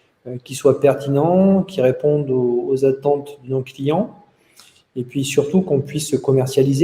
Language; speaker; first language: French; native; French